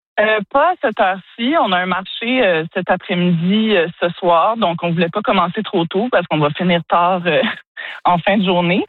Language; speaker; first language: French; native; French